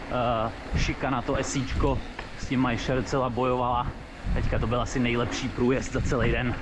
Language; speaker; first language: Czech; native; Czech